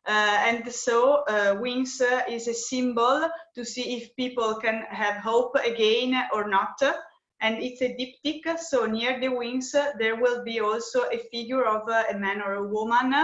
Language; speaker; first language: English; non-native, fluent; Italian